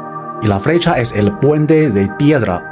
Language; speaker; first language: Spanish; non-native, fluent; Chinese